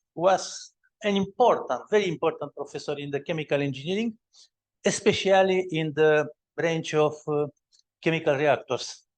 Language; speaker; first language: English; non-native, learner; Romanian